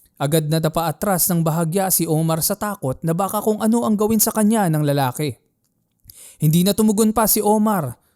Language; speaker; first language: Filipino; native; Filipino